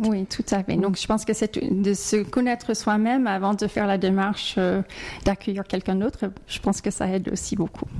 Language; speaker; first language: French; non-native, fluent; English